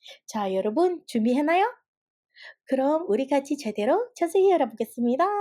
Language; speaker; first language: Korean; non-native, fluent; Indonesian